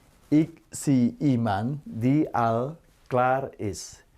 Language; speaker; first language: Dutch; non-native, fluent; Indonesian